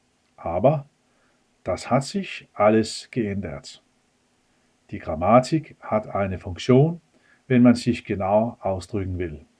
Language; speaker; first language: German; non-native, fluent; Danish